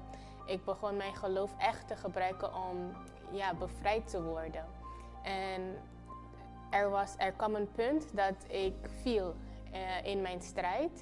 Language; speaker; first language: Dutch; non-native, fluent; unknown